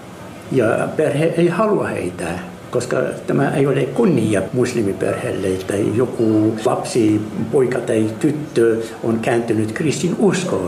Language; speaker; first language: Finnish; non-native, learner; Arabic